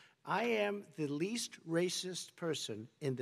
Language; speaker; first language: English; native; English